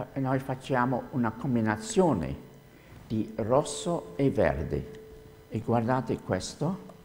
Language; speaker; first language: Italian; non-native, fluent; English